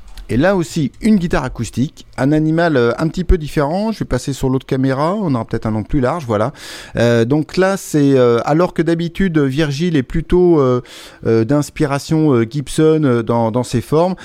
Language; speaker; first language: French; native; French